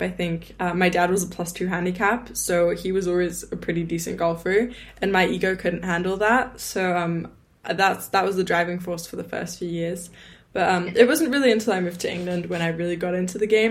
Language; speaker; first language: English; native; English